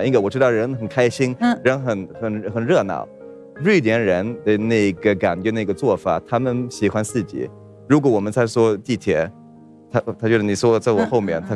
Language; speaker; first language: Chinese; non-native, fluent; Swedish